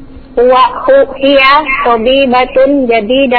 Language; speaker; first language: Arabic; non-native, learner; Indonesian